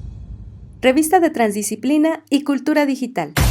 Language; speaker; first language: Spanish; native; Spanish